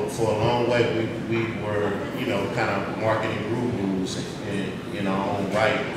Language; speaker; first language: English; native; English